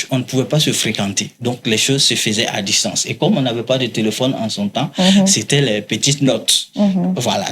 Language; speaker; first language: French; non-native, local second language; Mossi